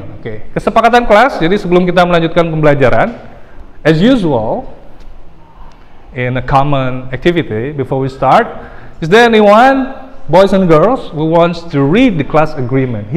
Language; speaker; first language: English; non-native, fluent; Indonesian